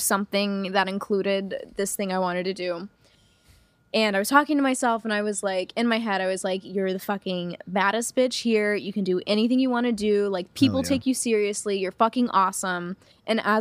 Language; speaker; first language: English; native; English